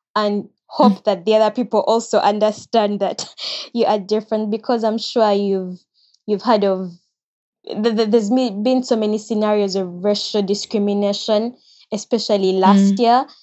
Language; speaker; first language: English; non-native, local second language; Ganda